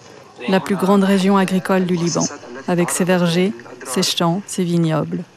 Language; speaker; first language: French; native; French